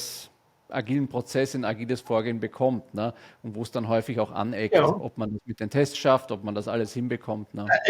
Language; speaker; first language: German; native; German